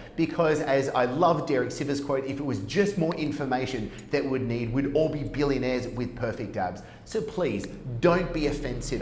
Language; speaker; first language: English; native; English